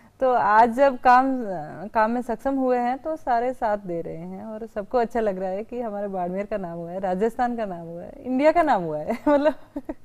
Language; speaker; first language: Hindi; native; Hindi